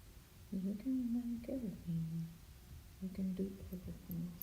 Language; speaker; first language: English; non-native, learner; Russian